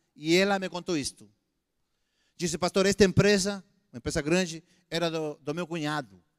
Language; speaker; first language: Portuguese; non-native, fluent; Spanish